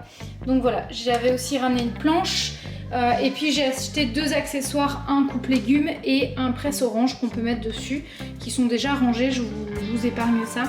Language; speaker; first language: French; native; French